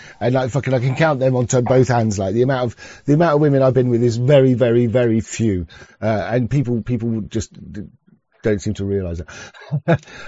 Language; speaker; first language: English; native; English